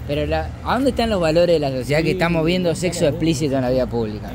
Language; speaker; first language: Spanish; native; Spanish